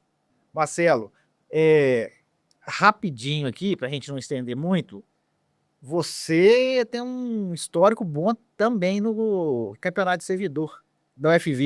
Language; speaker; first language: Portuguese; native; Portuguese